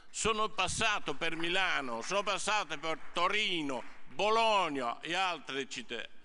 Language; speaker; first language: Italian; non-native, learner; French